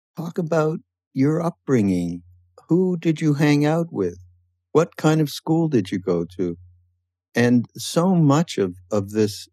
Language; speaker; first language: English; native; English